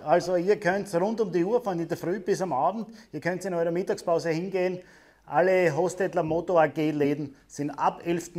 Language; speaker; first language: German; native; German